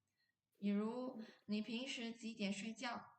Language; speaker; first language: Chinese; non-native, fluent; Indonesian